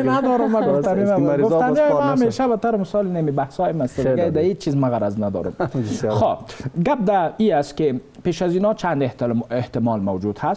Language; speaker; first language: Persian; native; Persian